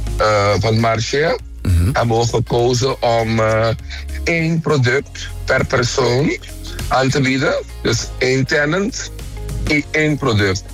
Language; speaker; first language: Dutch; non-native, local second language; Papiamento